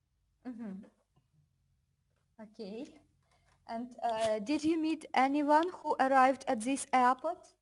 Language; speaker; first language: English; non-native, fluent; Russian